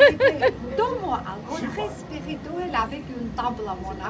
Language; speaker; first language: French; non-native, learner; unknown